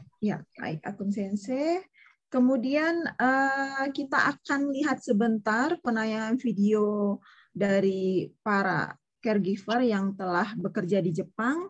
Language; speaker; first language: Indonesian; native; Indonesian